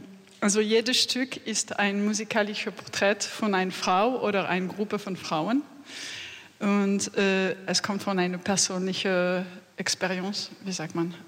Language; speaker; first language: German; non-native, learner; French